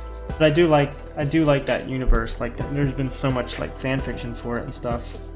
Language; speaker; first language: English; native; English